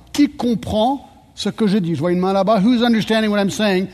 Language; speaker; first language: French; early bilingual, other home language; English